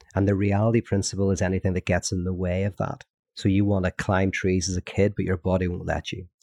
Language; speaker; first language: English; native; English